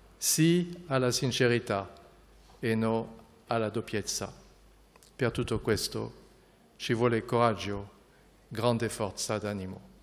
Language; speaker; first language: Italian; non-native, fluent; French